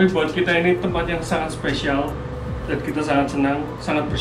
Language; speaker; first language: Indonesian; native; Indonesian